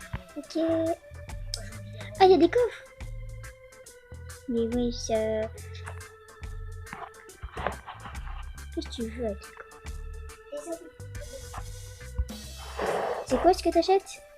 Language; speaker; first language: French; native; French